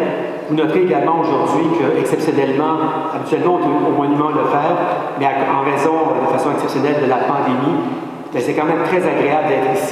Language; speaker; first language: French; native; French